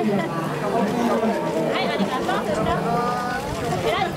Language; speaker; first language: Japanese; native; Japanese